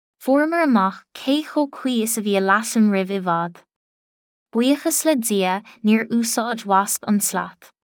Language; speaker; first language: Irish; non-native, local second language; English